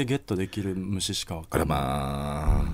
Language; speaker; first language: Japanese; native; Japanese